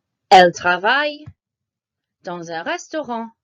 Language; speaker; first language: French; non-native, fluent; English